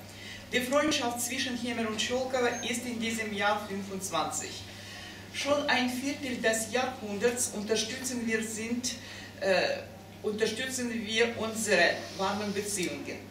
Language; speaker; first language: German; non-native, fluent; Russian